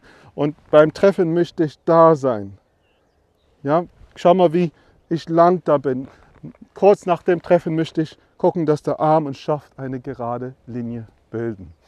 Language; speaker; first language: German; non-native, fluent; English